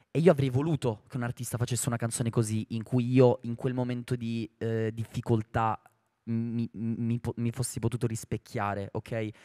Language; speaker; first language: Italian; native; Italian